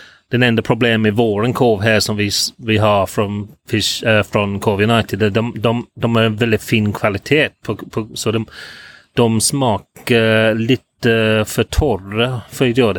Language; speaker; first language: Swedish; non-native, fluent; English